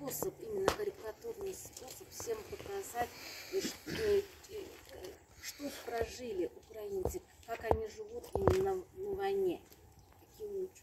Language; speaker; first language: Russian; non-native, fluent; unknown